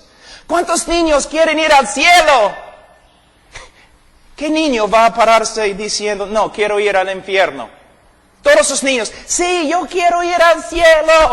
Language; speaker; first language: Spanish; non-native, fluent; English